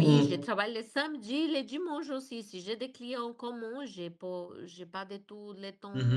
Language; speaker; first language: French; non-native, learner; Portuguese